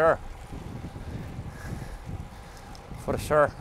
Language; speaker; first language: English; non-native, fluent; Slovak